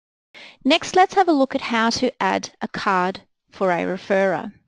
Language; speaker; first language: English; native; English